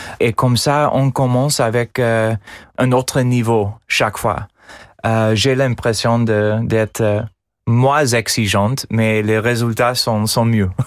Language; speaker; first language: French; non-native, fluent; English